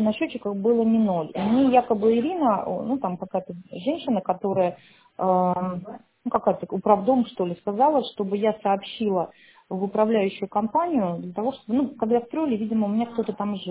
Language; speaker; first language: Russian; native; Russian